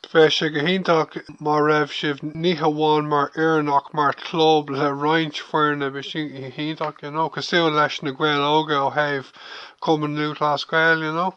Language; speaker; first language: Irish; non-native, local second language; English